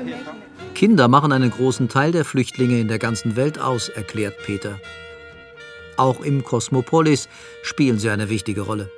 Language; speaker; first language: German; native; German